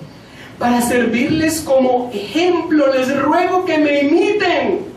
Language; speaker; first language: Spanish; native; Spanish